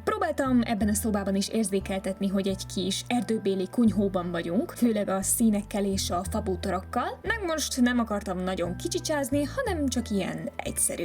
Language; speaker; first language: Hungarian; native; Hungarian